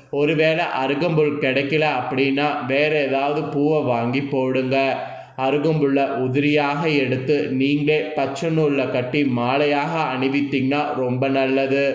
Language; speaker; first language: Tamil; native; Tamil